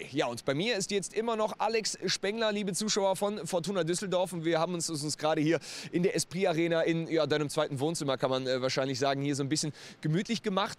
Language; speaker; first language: German; native; German